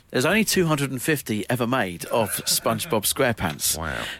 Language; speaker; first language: English; native; English